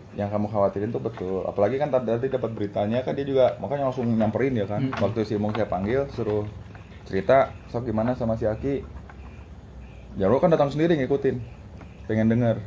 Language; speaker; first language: Indonesian; native; Indonesian